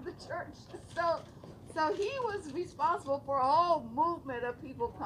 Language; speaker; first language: English; native; English